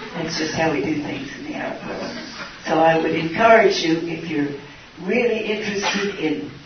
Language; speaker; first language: English; native; English